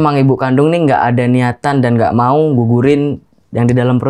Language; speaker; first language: Indonesian; non-native, local second language; Javanese